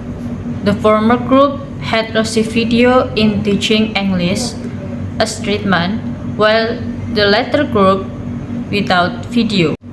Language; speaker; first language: English; non-native, learner; Indonesian